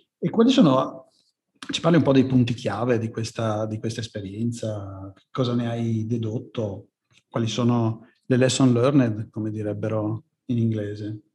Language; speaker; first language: Italian; native; Italian